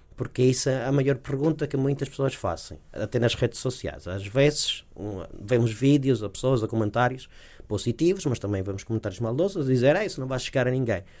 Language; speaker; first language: Portuguese; early bilingual, heritage; Portuguese